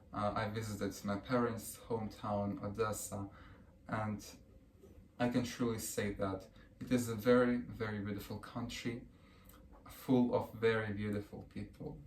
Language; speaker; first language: English; early bilingual, other home language; Russian